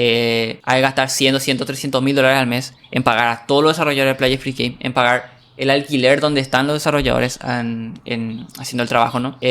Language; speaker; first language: Spanish; native; Spanish